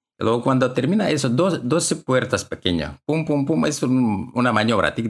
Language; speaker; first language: Spanish; non-native, learner; Russian